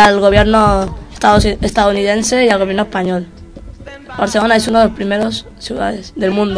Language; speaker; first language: Spanish; early bilingual, other home language; Arabic